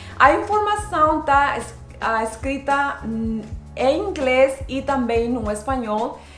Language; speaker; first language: Portuguese; non-native, fluent; Spanish